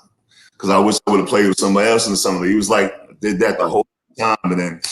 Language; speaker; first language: English; native; English